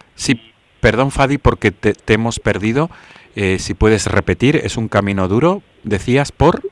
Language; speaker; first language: Spanish; native; Spanish